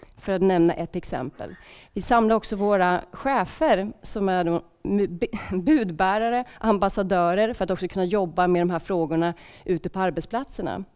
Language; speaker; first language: Swedish; native; Swedish